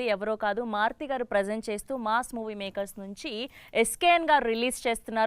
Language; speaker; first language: Telugu; native; Telugu